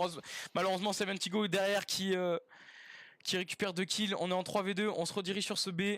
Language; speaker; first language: French; native; French